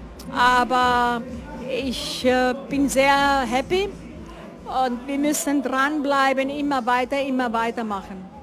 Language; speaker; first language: German; non-native, fluent; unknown